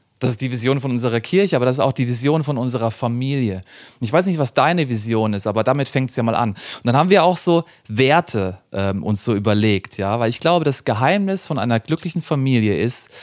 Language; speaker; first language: German; native; German